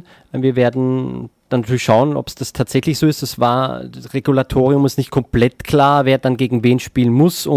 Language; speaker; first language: German; native; German